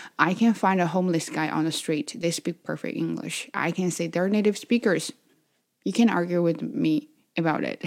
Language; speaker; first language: English; non-native, fluent; Chinese